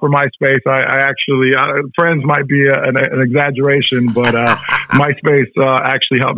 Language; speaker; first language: English; early bilingual, other home language; Spanish